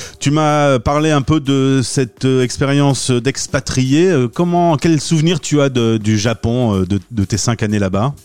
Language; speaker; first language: French; native; French